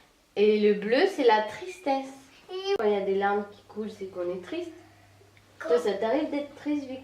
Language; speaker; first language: French; native; French